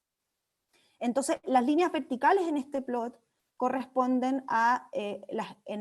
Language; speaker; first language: Spanish; native; Spanish